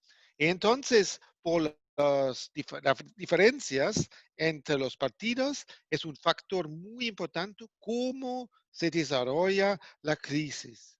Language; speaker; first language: Spanish; non-native, fluent; German